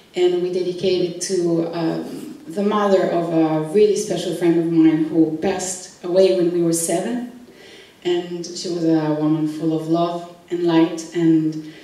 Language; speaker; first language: English; non-native, fluent; Italian